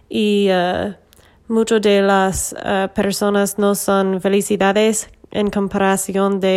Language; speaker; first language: Spanish; non-native, learner; English